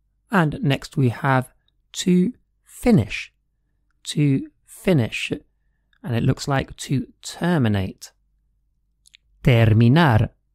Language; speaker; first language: English; native; English